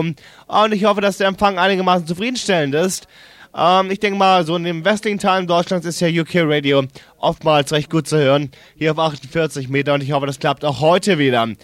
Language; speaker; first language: German; native; German